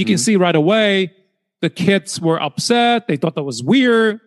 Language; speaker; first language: English; early bilingual, other home language; Chinese